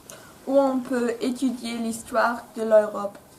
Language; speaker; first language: French; non-native, local second language; Luxembourgish